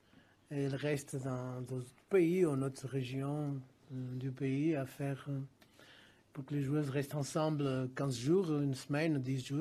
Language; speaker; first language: French; non-native, fluent; Portuguese